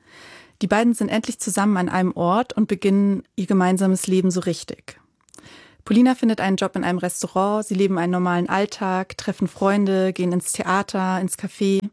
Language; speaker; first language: German; native; German